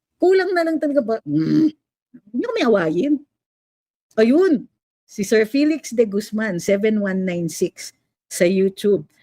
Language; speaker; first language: Filipino; native; Filipino